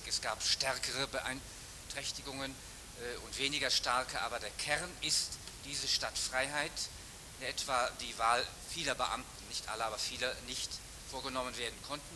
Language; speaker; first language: German; native; German